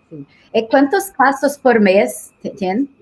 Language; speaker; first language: Spanish; non-native, learner; Portuguese